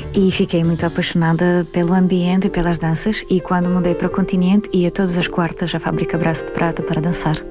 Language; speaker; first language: Portuguese; non-native, fluent; Russian